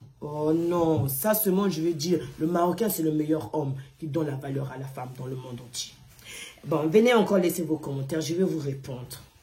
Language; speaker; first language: French; non-native, local second language; Arabic